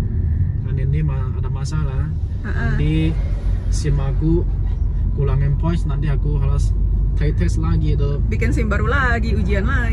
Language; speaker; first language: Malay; non-native, learner; Cantonese